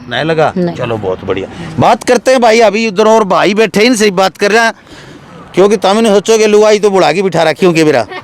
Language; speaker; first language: Hindi; native; Hindi